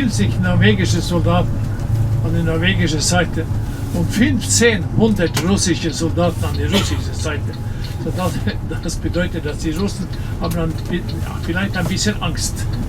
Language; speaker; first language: German; non-native, learner; Norwegian